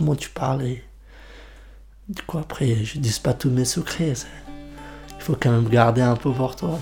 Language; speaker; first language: French; non-native, fluent; Kurdish